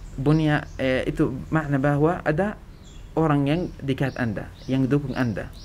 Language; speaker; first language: Indonesian; non-native, fluent; Arabic